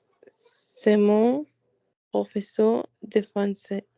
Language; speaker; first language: French; non-native, learner; Spanish